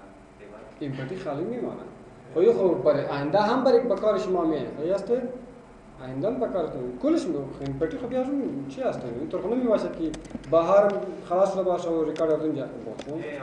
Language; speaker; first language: Persian; non-native, local second language; Pashto